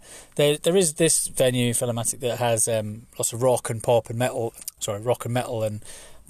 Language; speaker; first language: English; native; English